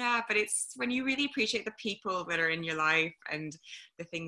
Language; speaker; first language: English; native; English